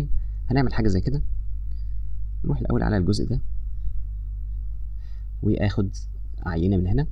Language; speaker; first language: Arabic; native; Arabic